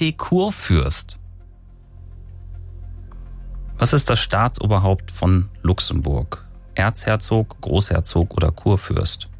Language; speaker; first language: German; native; German